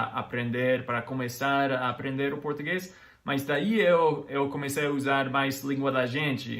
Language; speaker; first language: Portuguese; non-native, fluent; English